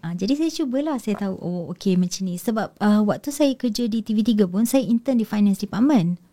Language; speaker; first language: Malay; native; Malay